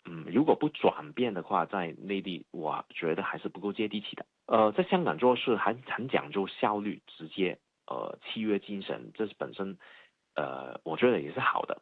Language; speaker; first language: Chinese; non-native, fluent; Cantonese